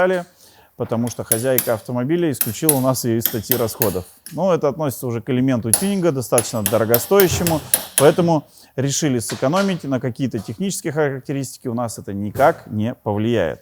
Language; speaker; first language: Russian; native; Russian